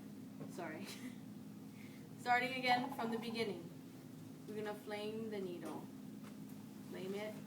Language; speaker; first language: English; native; English